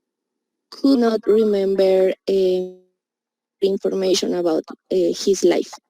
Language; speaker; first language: English; non-native, learner; Spanish